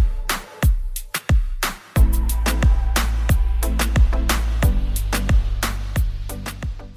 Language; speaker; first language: English; non-native, fluent; Hebrew